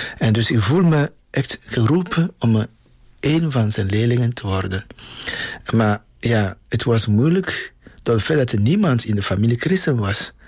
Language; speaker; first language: Dutch; non-native, fluent; Ewe